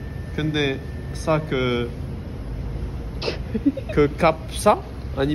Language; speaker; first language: Korean; non-native, learner; French